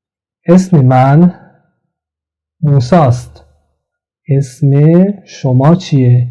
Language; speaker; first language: Persian; non-native, fluent; Central Kurdish